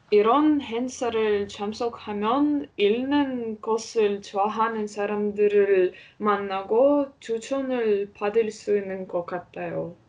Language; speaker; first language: Korean; non-native, learner; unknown